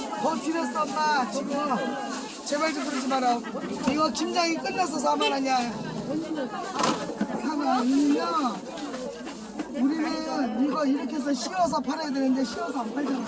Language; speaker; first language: Korean; native; Korean